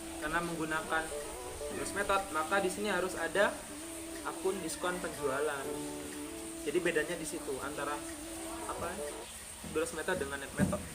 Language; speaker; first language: Indonesian; native; Indonesian